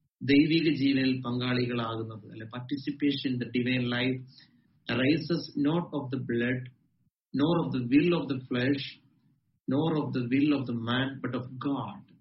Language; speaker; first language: English; non-native, local second language; Malayalam